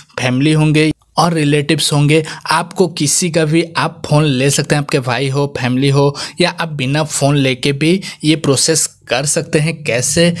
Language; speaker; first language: Hindi; native; Hindi